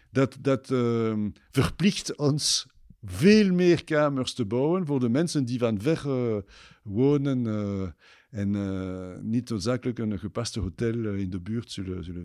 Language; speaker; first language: Dutch; non-native, fluent; French